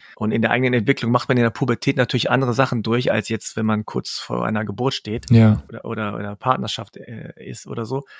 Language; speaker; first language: German; early bilingual, other home language; Korean